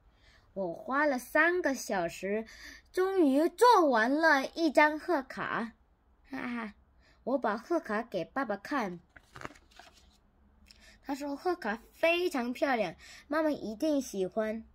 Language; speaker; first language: Chinese; non-native, learner; Korean